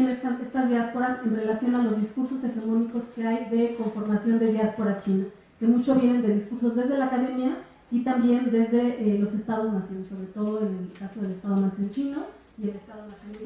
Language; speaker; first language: Spanish; native; Spanish